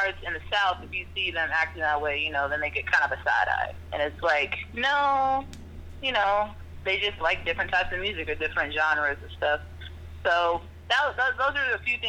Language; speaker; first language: English; native; English